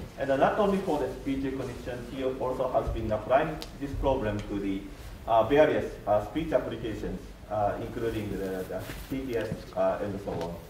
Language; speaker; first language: English; non-native, fluent; Japanese